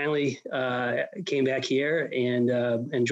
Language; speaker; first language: English; native; English